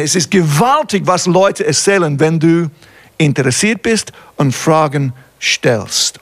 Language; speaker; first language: German; non-native, fluent; English